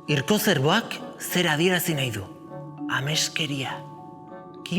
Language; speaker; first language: Basque; native; Basque